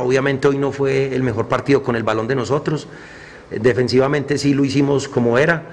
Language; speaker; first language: Spanish; native; Spanish